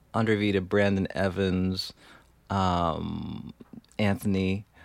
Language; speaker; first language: English; non-native, fluent; Chinese